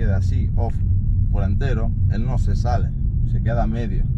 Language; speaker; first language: Spanish; non-native, fluent; Portuguese